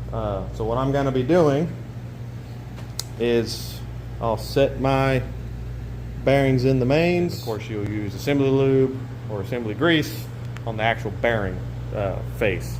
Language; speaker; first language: English; native; English